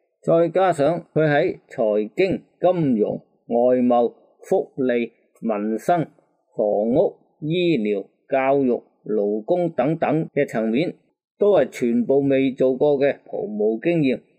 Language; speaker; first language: Cantonese; native; Cantonese